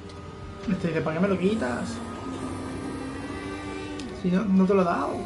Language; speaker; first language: Spanish; native; Spanish